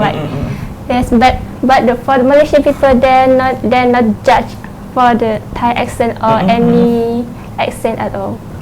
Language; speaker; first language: English; non-native, learner; Thai